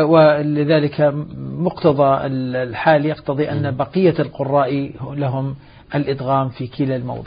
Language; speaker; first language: Arabic; native; Arabic